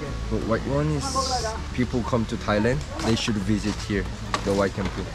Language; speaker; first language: English; non-native, learner; Korean